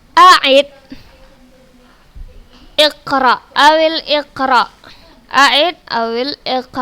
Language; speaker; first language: Arabic; non-native, fluent; Indonesian